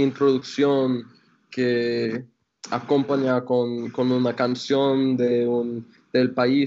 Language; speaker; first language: Spanish; non-native, fluent; English